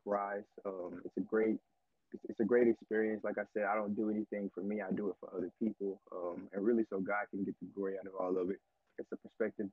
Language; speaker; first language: English; native; English